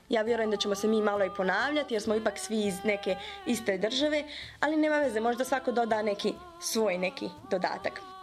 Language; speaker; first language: Serbian; early bilingual, heritage; Bosnian